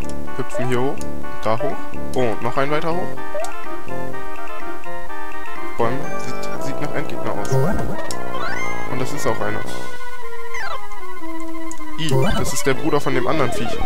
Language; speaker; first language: German; native; German